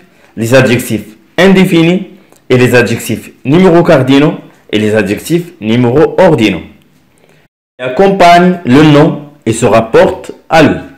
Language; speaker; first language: French; non-native, local second language; Arabic